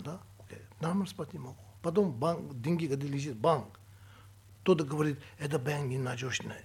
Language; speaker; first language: Russian; non-native, learner; Tibetan